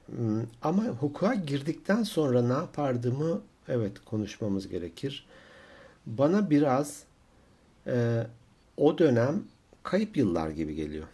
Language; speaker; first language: Turkish; native; Turkish